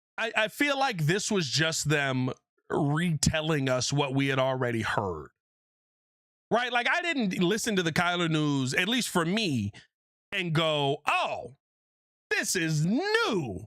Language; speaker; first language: English; native; English